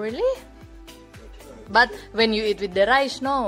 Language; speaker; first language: English; non-native, learner; Indonesian